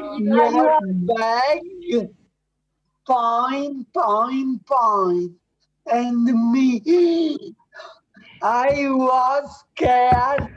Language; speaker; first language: English; non-native, learner; Italian